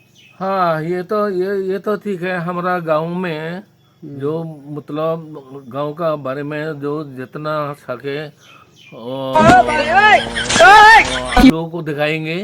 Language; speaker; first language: Hindi; non-native, local second language; Mizo